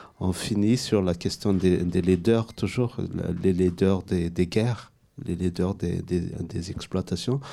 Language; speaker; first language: French; non-native, local second language; Malagasy